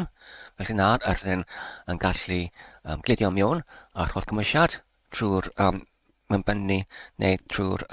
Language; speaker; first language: Welsh; non-native, learner; English